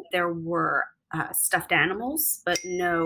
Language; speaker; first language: English; native; English